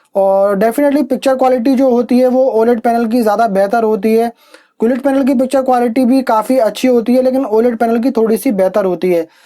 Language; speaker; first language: Hindi; native; Hindi